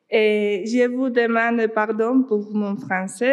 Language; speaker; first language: French; non-native, fluent; Spanish